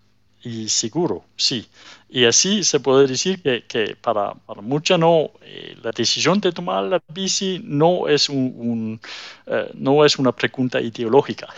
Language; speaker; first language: Spanish; non-native, fluent; Danish